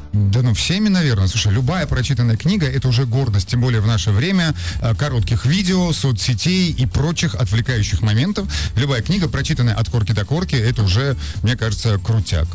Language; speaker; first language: Russian; native; Russian